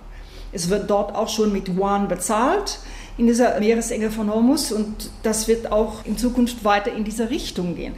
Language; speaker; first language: German; native; German